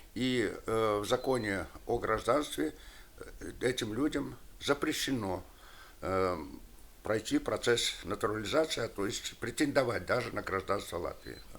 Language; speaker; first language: Russian; native; Russian